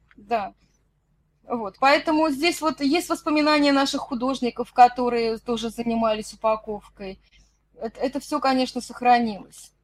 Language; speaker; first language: Russian; native; Russian